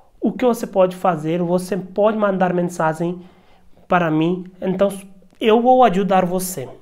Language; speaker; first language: Portuguese; non-native, learner; Hindi